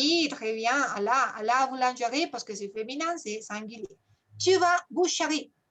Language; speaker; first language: French; non-native, fluent; Spanish